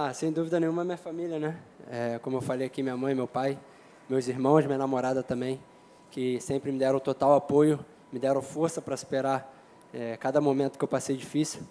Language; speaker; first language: Portuguese; native; Portuguese